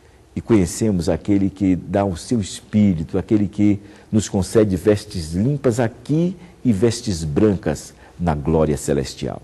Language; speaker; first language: Portuguese; native; Portuguese